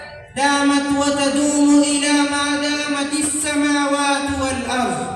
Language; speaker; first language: Arabic; non-native, learner; Urdu